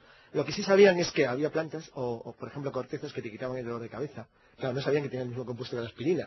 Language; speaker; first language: Spanish; native; Spanish